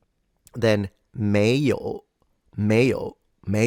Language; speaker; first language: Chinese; non-native, fluent; Italian